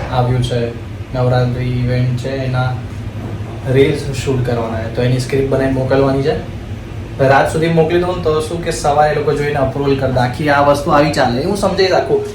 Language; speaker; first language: Gujarati; native; Gujarati